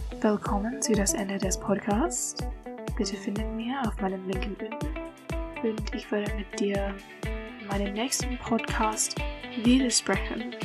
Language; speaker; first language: German; non-native, learner; English